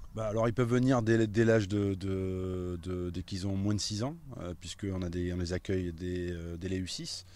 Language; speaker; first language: French; native; French